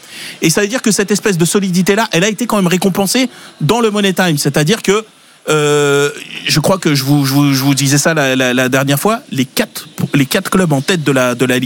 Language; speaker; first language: French; native; French